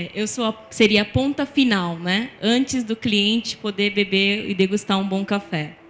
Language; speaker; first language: Portuguese; early bilingual, other home language; Japanese